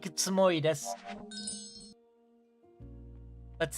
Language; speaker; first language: Japanese; non-native, learner; English